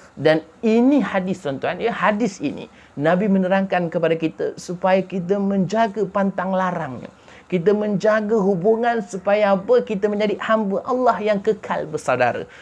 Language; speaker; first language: Malay; native; Malay